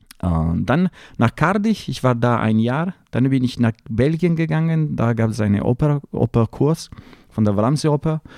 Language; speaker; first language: German; non-native, fluent; Italian